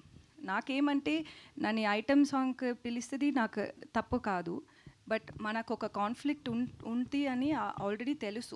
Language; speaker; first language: Telugu; non-native, learner; Tamil